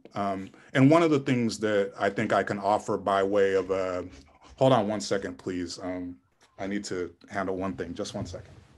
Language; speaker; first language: English; native; English